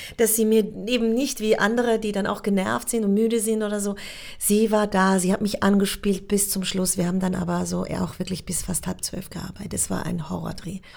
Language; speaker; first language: German; native; German